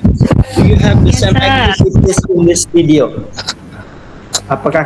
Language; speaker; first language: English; non-native, fluent; Indonesian